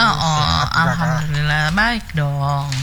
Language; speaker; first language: Indonesian; native; Indonesian